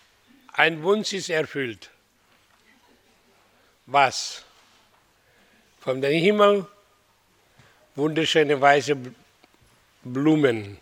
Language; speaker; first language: German; non-native, learner; Hindi